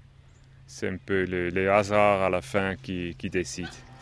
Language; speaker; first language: French; non-native, local second language; German